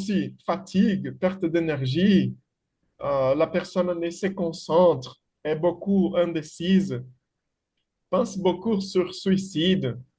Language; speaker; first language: French; non-native, fluent; Portuguese